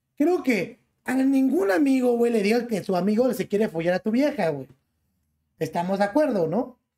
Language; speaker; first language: Spanish; native; Spanish